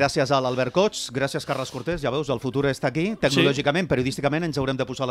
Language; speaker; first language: Catalan; native; Catalan